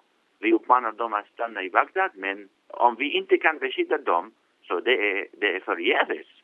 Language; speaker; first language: Swedish; non-native, fluent; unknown